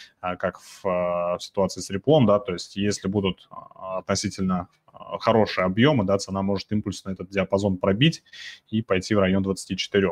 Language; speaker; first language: Russian; native; Russian